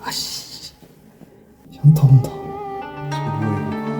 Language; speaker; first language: Korean; native; Korean